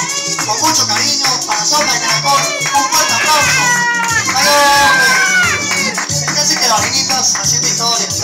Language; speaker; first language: Spanish; native; Spanish